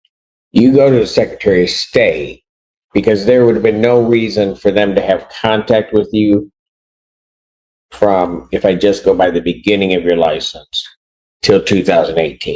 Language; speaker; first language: English; native; English